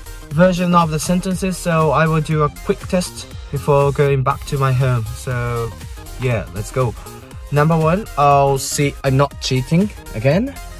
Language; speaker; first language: English; non-native, fluent; Japanese